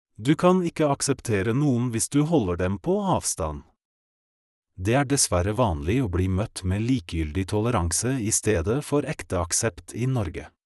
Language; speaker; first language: Norwegian; non-native, fluent; Polish